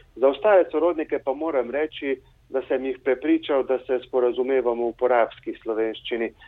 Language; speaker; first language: Slovenian; early bilingual, heritage; Slovenian